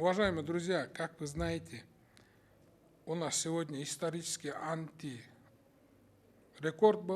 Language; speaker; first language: Russian; non-native, local second language; Kyrgyz